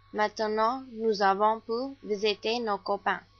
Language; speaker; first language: French; non-native, learner; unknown